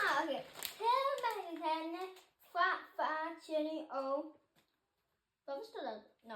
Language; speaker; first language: Danish; early bilingual, other home language; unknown